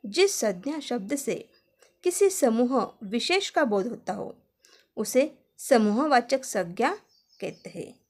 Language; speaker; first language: Hindi; non-native, local second language; Marathi